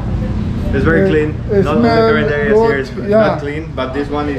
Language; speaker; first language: English; non-native, fluent; Spanish